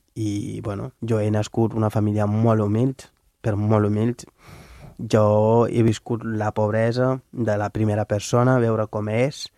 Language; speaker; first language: Catalan; non-native, fluent; Wolof